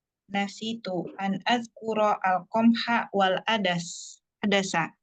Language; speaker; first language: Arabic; non-native, learner; Indonesian